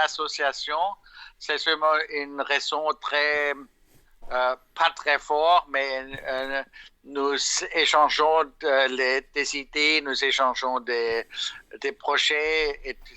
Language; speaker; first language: French; non-native, fluent; German